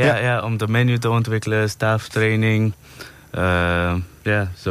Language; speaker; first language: Dutch; non-native, fluent; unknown